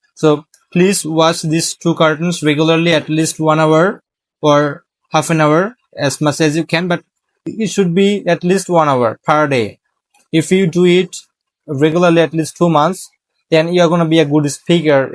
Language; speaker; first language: English; non-native, local second language; Bangla